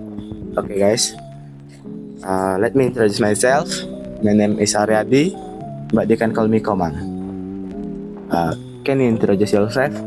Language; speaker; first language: English; non-native, learner; Indonesian